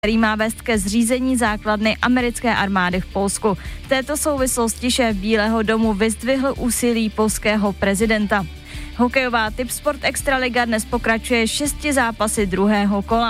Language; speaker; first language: Czech; native; Czech